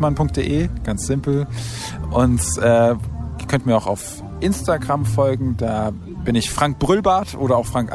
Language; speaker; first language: German; native; German